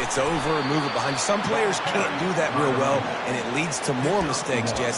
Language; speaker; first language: English; native; English